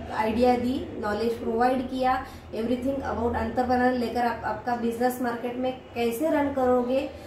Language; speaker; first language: Hindi; non-native, local second language; Marathi